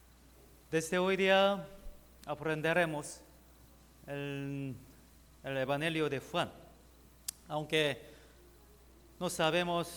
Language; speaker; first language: Spanish; non-native, learner; Korean